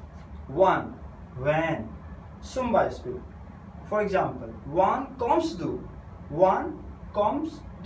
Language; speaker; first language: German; non-native, learner; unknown